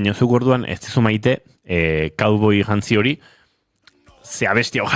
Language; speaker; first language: Basque; native; Basque